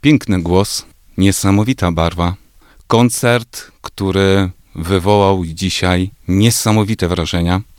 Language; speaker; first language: Polish; native; Polish